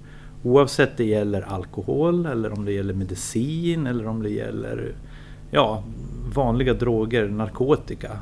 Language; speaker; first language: Swedish; native; Swedish